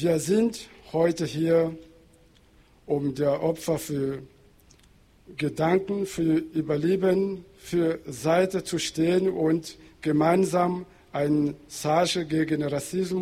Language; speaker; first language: German; non-native, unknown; Portuguese